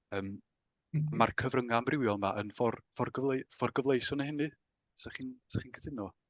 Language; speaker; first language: Welsh; native; Welsh